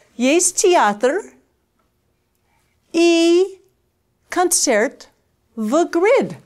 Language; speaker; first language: Russian; non-native, fluent; English